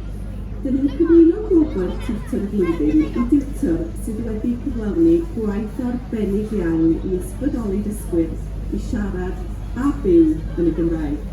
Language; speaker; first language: Welsh; native; Welsh